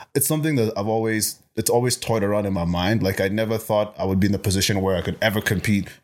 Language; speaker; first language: English; non-native, local second language; Yoruba